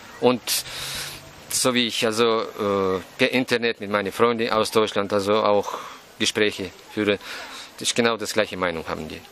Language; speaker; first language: German; non-native, fluent; Russian